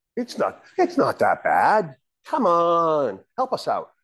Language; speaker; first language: English; native; English